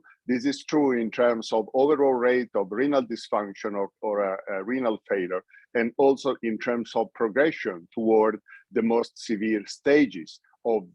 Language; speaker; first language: English; non-native, fluent; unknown